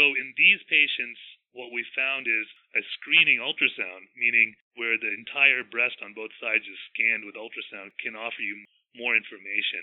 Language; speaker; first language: English; native; English